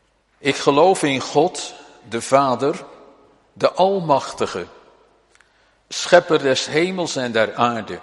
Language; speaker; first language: Dutch; native; Dutch